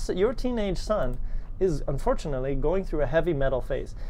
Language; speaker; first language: English; native; English